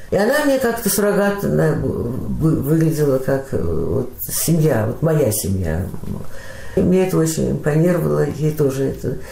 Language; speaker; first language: Russian; native; Russian